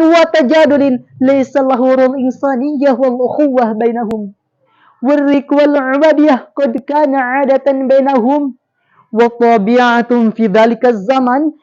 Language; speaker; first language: Arabic; non-native, learner; Indonesian